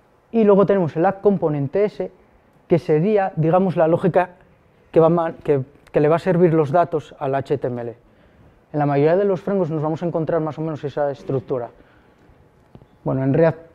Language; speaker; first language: Spanish; native; Spanish